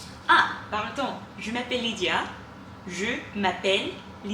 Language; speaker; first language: French; non-native, learner; English